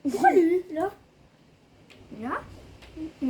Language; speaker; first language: French; native; French